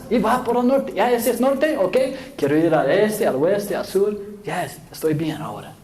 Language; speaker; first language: Spanish; non-native, fluent; English